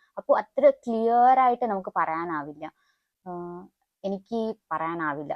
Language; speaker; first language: Malayalam; non-native, learner; Tulu